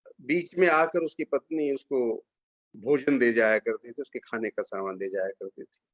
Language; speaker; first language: Hindi; native; Hindi